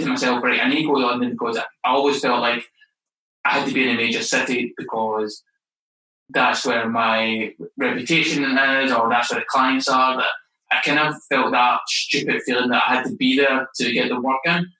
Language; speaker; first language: English; native; English